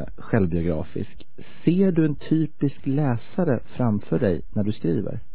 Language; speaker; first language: Swedish; native; Swedish